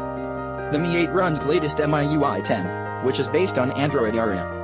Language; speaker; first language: English; non-native, local second language; Odia